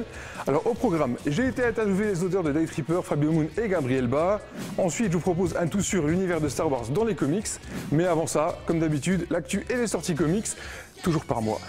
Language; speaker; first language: French; native; French